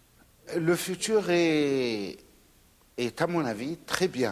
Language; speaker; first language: French; non-native, local second language; Arabic